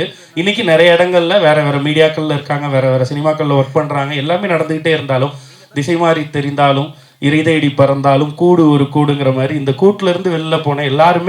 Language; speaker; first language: Tamil; native; Tamil